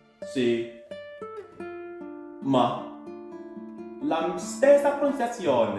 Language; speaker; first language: Italian; non-native, learner; English